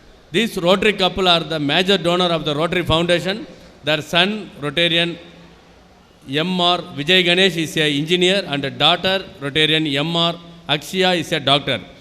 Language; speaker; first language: English; non-native, local second language; Tamil